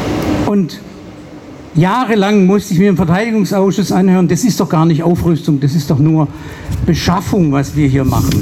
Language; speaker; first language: German; native; German